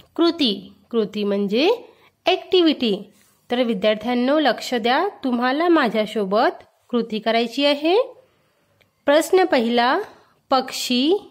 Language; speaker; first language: Marathi; non-native, local second language; Hindi